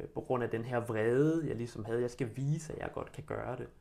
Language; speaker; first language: Danish; early bilingual, other home language; Bosnian